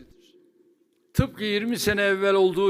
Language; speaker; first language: Turkish; native; Turkish